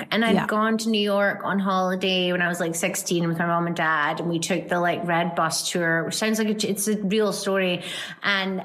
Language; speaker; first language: English; native; English